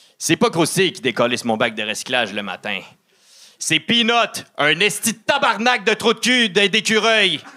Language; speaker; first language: French; native; French